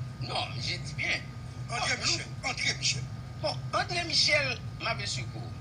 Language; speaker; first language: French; non-native, local second language; Haitian Creole